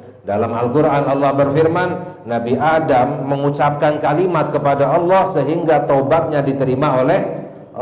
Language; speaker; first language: Indonesian; native; Indonesian